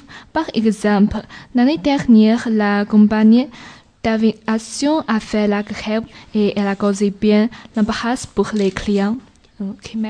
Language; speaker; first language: French; non-native, learner; Chinese